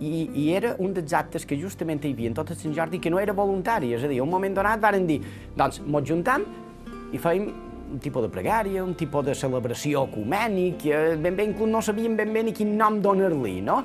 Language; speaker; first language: Catalan; native; Catalan